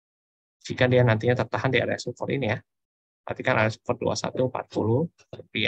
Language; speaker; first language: Indonesian; native; Indonesian